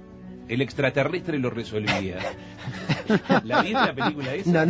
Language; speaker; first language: Spanish; native; Spanish